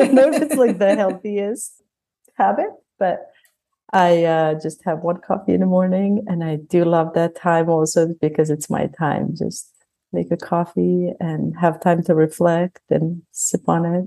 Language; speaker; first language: English; non-native, fluent; Bosnian